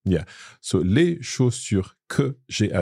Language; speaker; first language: French; non-native, fluent; English